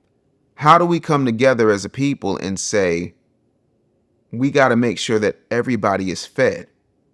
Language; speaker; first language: English; native; English